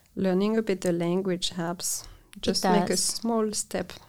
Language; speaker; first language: English; non-native, fluent; French